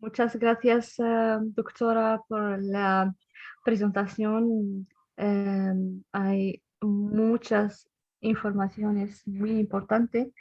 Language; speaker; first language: Spanish; non-native, learner; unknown